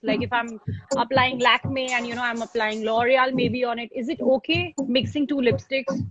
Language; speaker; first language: English; non-native, local second language; Hindi